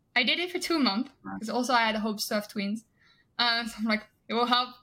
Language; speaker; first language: English; non-native, fluent; French